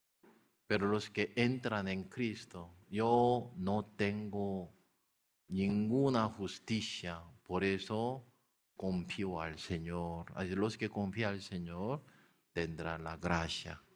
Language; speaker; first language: Spanish; non-native, learner; Korean